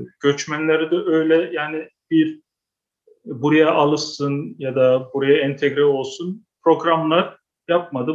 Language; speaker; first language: Turkish; early bilingual, heritage; Turkish